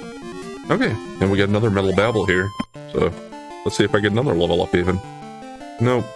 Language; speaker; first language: English; native; English